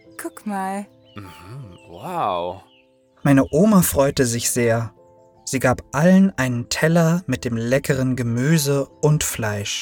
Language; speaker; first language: German; early bilingual, other home language; Turkish